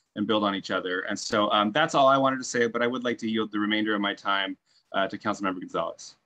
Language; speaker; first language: English; native; English